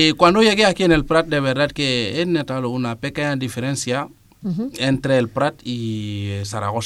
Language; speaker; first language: Spanish; non-native, fluent; Serer